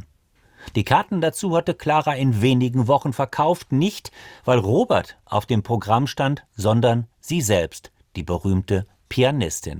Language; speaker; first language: German; native; German